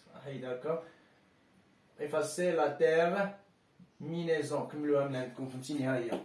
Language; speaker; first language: French; non-native, local second language; Arabic